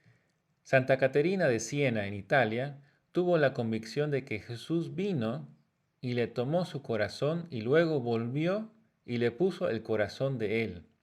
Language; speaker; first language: Spanish; native; Spanish